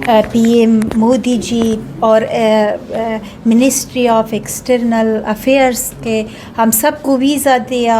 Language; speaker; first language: Hindi; non-native, learner; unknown